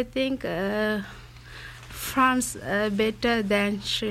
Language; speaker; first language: English; non-native, learner; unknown